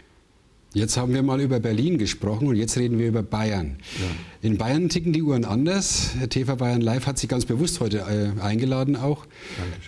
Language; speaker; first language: German; native; German